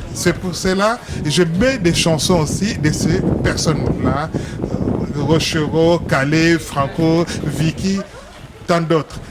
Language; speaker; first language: French; non-native, local second language; Lingala